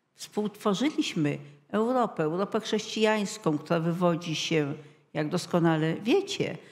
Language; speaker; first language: Polish; native; Polish